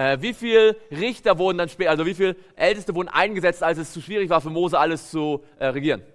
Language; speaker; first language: German; native; German